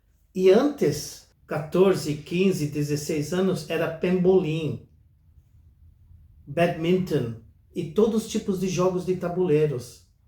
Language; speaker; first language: Portuguese; non-native, fluent; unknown